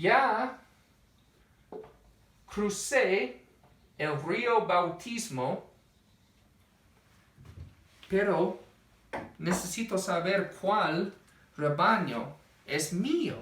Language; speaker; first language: Spanish; non-native, fluent; English